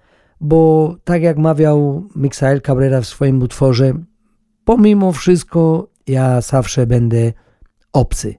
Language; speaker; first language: Polish; non-native, fluent; Spanish